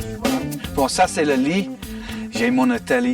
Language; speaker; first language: French; non-native, fluent; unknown